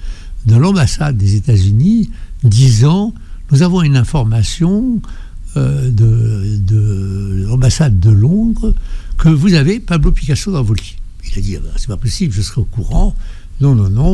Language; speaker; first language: French; native; French